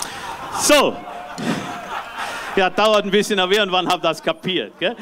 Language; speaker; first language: German; native; German